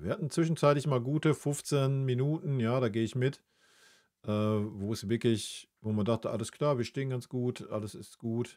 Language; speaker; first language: German; native; German